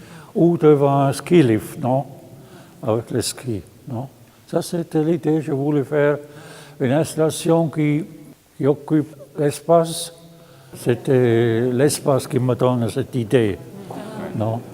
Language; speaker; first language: French; non-native, fluent; German